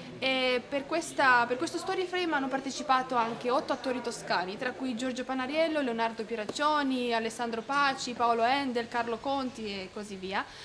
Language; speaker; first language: Italian; non-native, fluent; Romanian